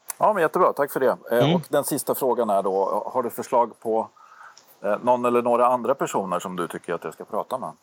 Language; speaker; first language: Swedish; native; Swedish